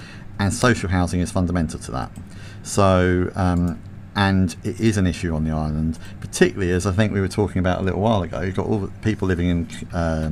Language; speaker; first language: English; native; English